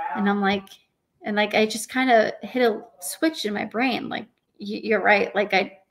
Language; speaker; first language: English; native; English